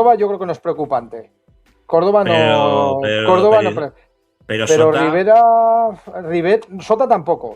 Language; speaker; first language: Spanish; native; Spanish